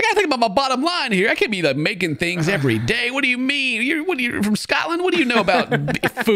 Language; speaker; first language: English; native; English